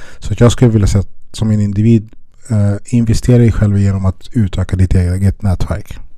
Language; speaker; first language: Swedish; early bilingual, other home language; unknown